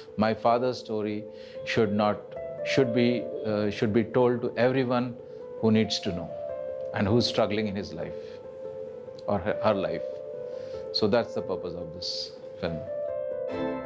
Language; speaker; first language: English; non-native, local second language; Marathi